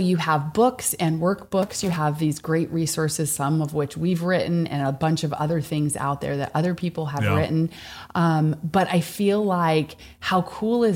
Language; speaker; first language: English; native; English